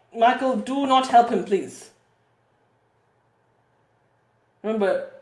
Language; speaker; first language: English; native; English